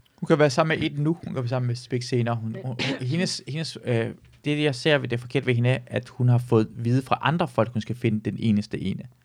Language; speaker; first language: Danish; early bilingual, other home language; Persian